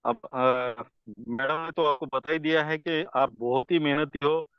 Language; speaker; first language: Hindi; non-native, local second language; Marathi